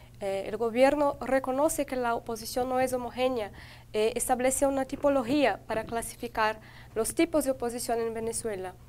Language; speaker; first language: Spanish; non-native, fluent; Portuguese